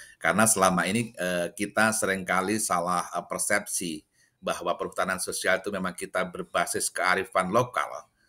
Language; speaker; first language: Indonesian; native; Indonesian